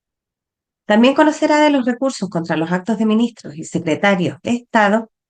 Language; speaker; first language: Spanish; native; Spanish